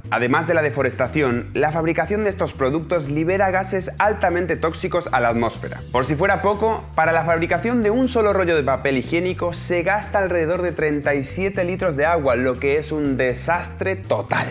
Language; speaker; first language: Spanish; native; Spanish